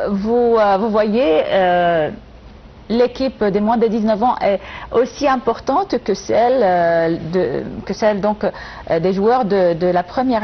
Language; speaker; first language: French; non-native, fluent; Arabic